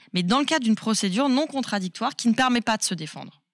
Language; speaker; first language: French; native; French